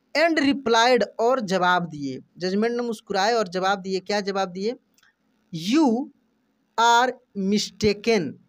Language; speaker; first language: Hindi; native; Hindi